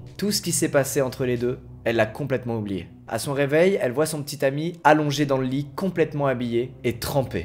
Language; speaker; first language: French; native; French